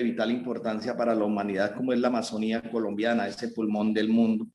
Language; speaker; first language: Spanish; native; Spanish